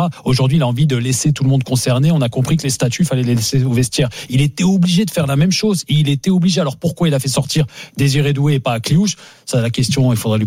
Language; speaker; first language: French; native; French